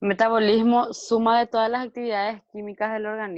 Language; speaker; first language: Spanish; native; Spanish